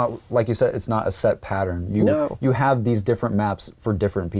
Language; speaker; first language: English; native; English